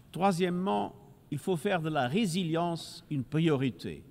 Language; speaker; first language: French; non-native, fluent; Portuguese